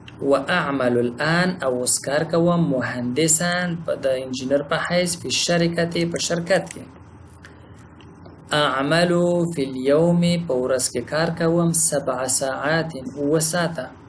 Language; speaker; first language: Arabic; non-native, fluent; Pashto